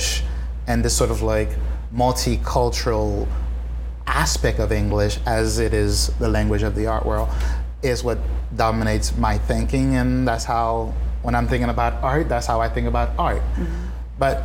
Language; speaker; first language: English; non-native, fluent; Haitian Creole